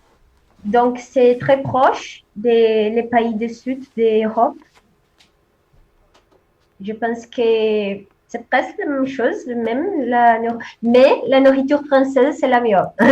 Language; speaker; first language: French; non-native, learner; Portuguese